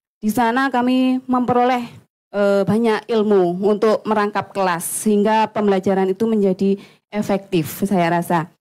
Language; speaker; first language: Indonesian; non-native, local second language; Javanese